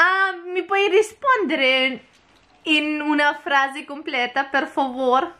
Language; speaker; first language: Italian; non-native, fluent; Filipino